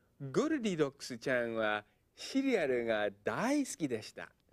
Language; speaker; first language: Japanese; non-native, fluent; English